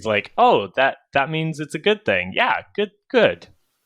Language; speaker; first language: English; native; English